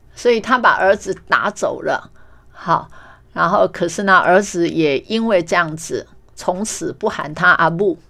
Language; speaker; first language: Chinese; native; Chinese